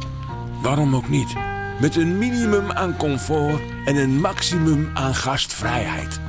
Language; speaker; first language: Dutch; native; Dutch